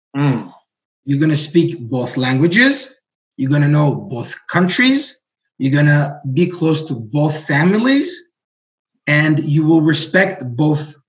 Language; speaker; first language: English; non-native, fluent; Greek